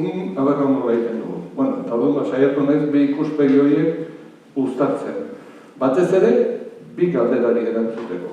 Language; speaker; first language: Basque; native; Basque